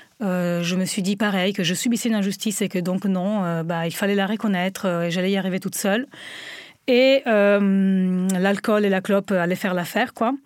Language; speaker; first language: French; non-native, fluent; Italian